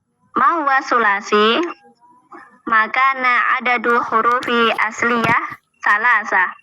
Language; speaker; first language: Arabic; non-native, fluent; Indonesian